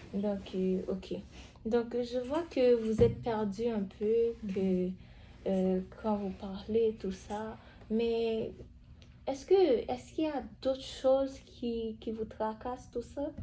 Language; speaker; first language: French; native; French